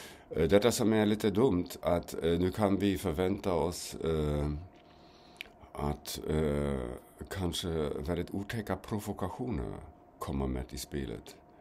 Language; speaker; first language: Swedish; non-native, fluent; German